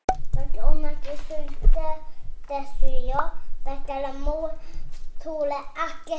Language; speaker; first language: Japanese; early bilingual, heritage; Japanese